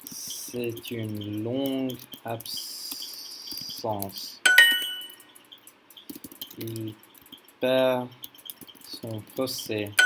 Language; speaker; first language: French; non-native, learner; English